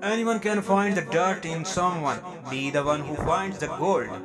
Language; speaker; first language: English; non-native, local second language; Urdu